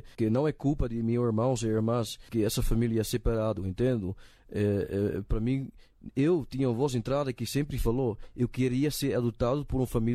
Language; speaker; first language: Portuguese; non-native, learner; Dutch